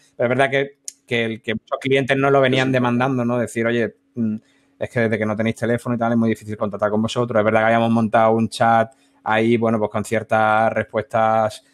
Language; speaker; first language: Spanish; native; Spanish